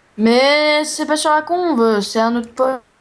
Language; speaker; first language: French; native; French